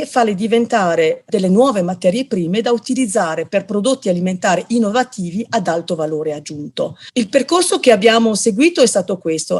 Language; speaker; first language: Italian; native; Italian